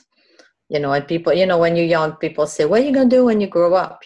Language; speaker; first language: English; non-native, fluent; French